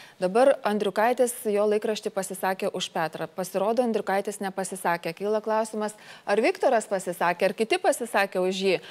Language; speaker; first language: Lithuanian; native; Lithuanian